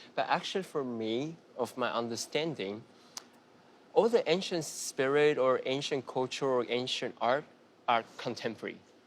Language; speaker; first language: English; non-native, fluent; Chinese